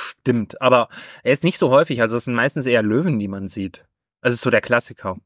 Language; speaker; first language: German; native; German